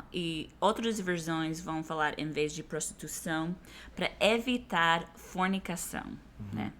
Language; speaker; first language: Portuguese; non-native, fluent; English